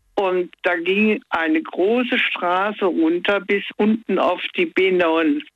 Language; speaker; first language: German; native; German